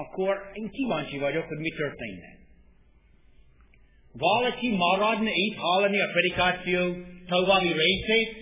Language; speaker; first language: Hungarian; non-native, fluent; English